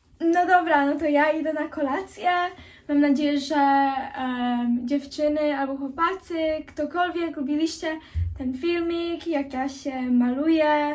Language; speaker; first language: Polish; early bilingual, heritage; Polish